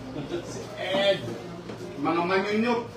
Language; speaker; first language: Filipino; native; Filipino